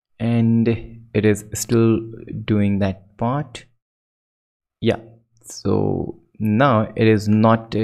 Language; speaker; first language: English; non-native, local second language; Hindi